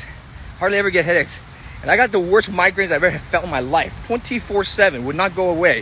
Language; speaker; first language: English; native; English